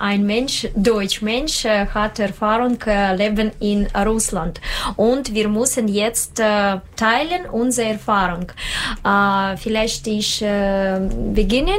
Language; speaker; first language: German; non-native, learner; Russian